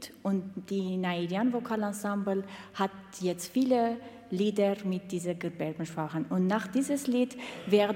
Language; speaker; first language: German; non-native, fluent; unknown